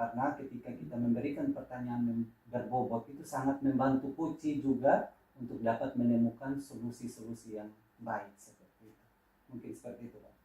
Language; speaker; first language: Indonesian; non-native, local second language; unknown